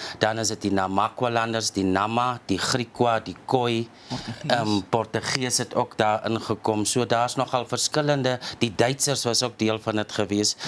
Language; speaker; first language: Afrikaans; native; Afrikaans